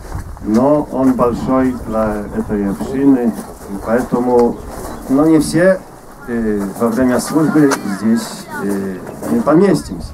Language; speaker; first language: Russian; non-native, fluent; Polish